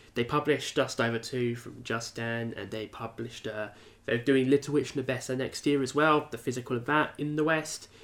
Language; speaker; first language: English; native; English